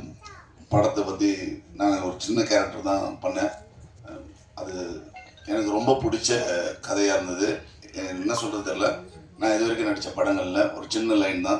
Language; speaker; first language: Tamil; native; Tamil